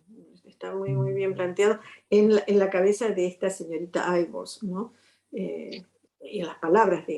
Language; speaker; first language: Spanish; native; Spanish